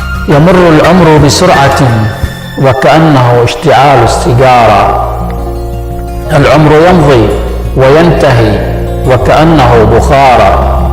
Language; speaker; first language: Arabic; native; Arabic